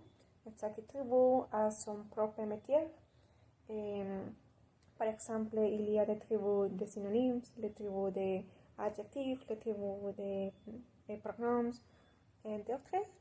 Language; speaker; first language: French; non-native, learner; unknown